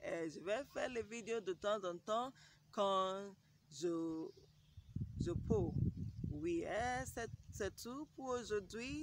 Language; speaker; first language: French; non-native, learner; English